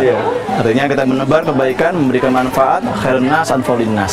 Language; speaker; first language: Indonesian; native; Indonesian